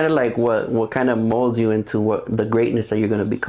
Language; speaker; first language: English; native; English